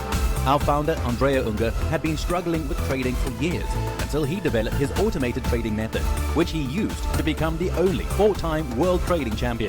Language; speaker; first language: English; non-native, fluent; Italian